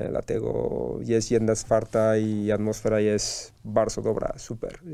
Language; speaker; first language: Polish; non-native, learner; Spanish